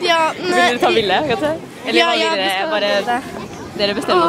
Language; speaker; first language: Norwegian; native; Norwegian